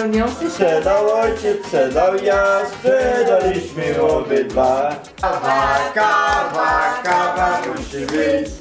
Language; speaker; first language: Polish; early bilingual, heritage; Polish